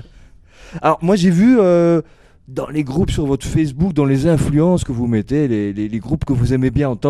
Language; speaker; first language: French; native; French